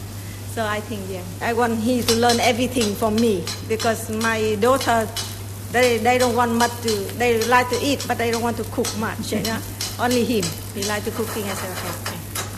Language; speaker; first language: English; non-native, learner; Vietnamese